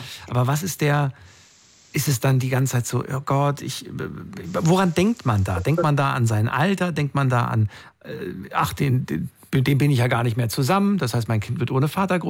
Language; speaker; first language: German; native; German